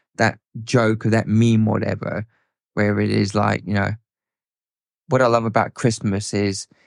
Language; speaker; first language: English; native; English